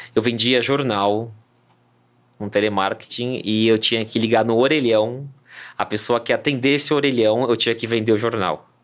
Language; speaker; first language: Portuguese; native; Portuguese